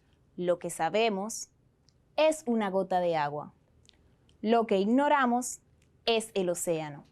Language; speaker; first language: Spanish; native; Spanish